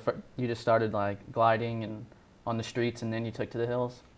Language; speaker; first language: English; native; English